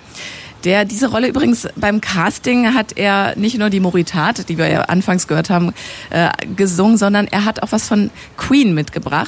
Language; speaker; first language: German; native; German